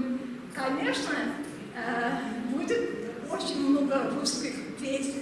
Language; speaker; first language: Russian; non-native, local second language; Tatar